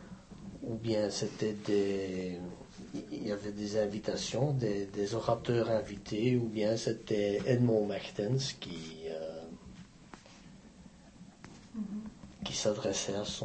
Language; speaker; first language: French; native; French